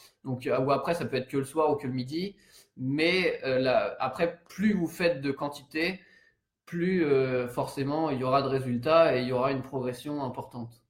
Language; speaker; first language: French; native; French